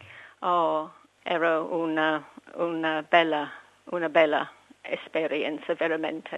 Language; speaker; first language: Italian; non-native, learner; English